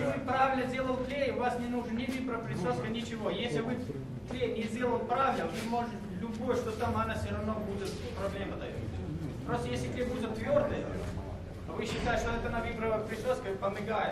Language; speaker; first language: Russian; non-native, learner; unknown